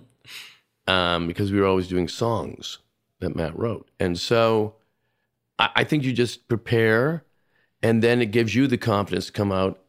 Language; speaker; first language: English; native; English